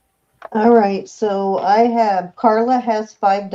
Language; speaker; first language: English; native; English